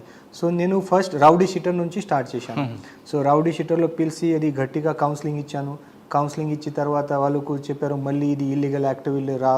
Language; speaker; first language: Telugu; non-native, learner; Marathi